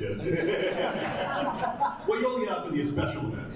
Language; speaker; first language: English; native; English